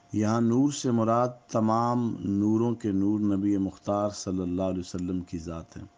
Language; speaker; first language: Urdu; native; Urdu